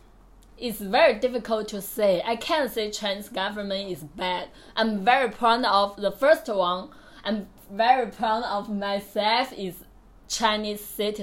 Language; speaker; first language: English; non-native, learner; Chinese